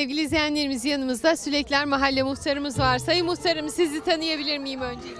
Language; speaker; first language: Turkish; native; Turkish